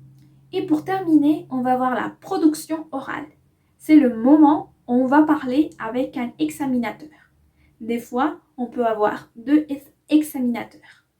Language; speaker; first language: French; non-native, fluent; Spanish